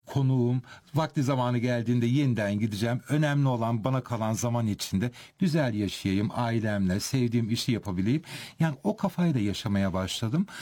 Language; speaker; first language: Turkish; early bilingual, heritage; Turkish